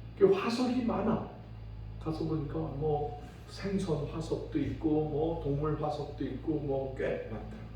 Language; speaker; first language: Korean; native; Korean